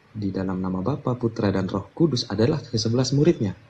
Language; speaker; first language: Indonesian; native; Indonesian